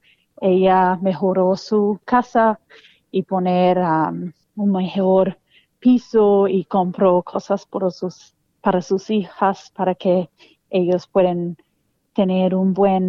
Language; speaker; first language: Spanish; non-native, fluent; English